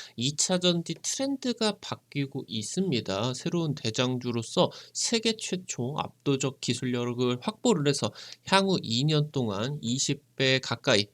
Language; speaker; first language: Korean; native; Korean